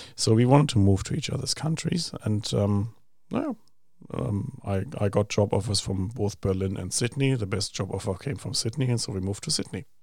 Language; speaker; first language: English; non-native, fluent; German